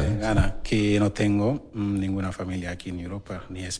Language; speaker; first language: Spanish; non-native, learner; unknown